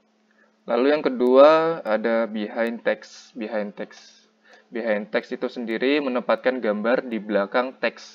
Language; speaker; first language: Indonesian; native; Indonesian